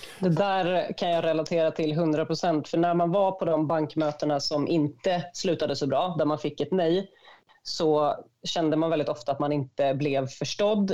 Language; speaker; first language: Swedish; native; Swedish